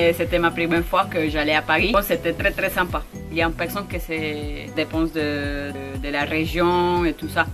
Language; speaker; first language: French; non-native, learner; Spanish